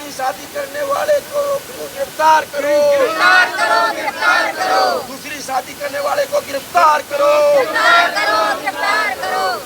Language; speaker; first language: Hindi; native; Hindi